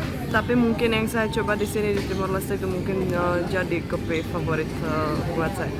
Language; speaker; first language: Indonesian; non-native, fluent; Czech